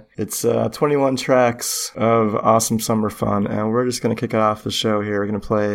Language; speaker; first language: English; native; English